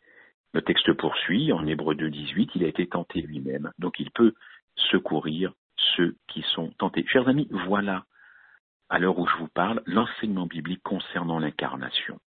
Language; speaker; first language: French; native; French